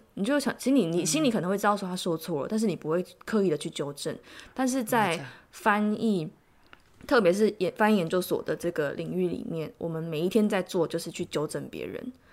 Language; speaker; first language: Chinese; native; Chinese